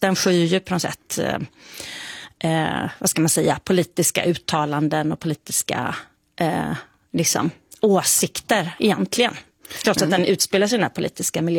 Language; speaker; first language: Swedish; native; Swedish